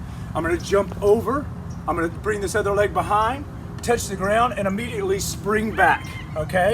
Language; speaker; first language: English; native; English